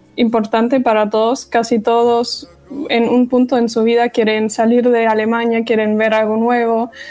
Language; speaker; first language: Spanish; non-native, fluent; German